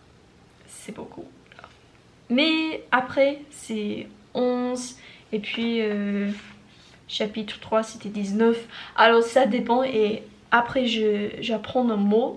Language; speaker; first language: French; non-native, learner; English